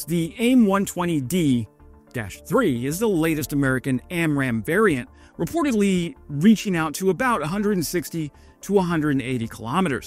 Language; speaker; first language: English; native; English